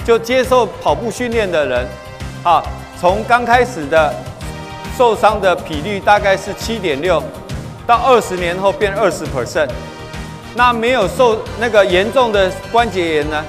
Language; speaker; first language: Chinese; native; Chinese